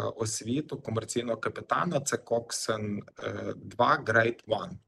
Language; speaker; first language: Ukrainian; native; Ukrainian